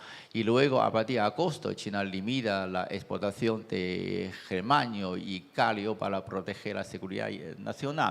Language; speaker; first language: Spanish; non-native, fluent; Chinese